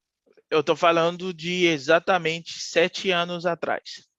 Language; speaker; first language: Portuguese; non-native, fluent; Haitian Creole